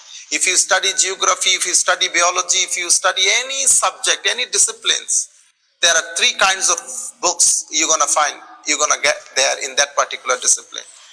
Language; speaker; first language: English; non-native, local second language; Bangla